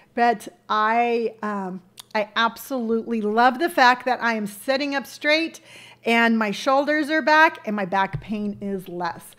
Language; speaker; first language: English; native; English